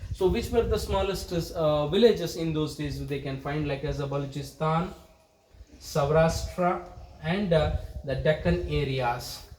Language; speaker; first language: English; non-native, local second language; Kannada